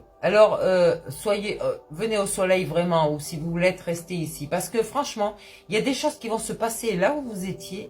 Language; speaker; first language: French; native; French